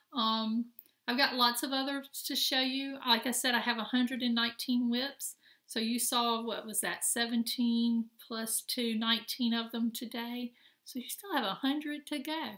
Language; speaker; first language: English; native; English